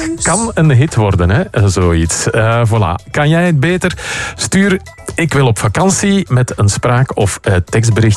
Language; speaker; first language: Dutch; native; Dutch